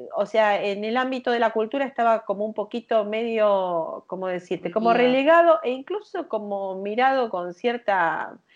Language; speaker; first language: Spanish; native; Spanish